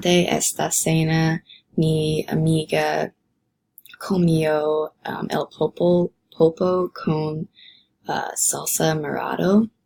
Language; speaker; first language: Spanish; non-native, learner; English